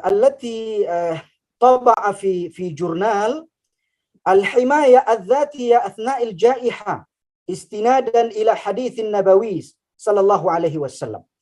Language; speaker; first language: Arabic; non-native, fluent; Indonesian